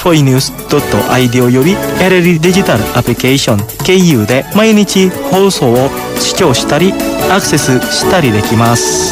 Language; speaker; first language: Japanese; non-native, fluent; Indonesian